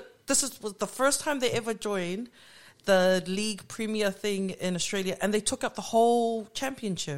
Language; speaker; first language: English; native; English